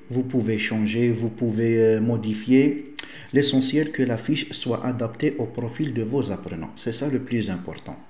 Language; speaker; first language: French; non-native, local second language; Arabic